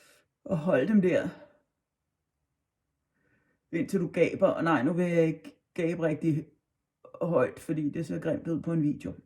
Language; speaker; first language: Danish; native; Danish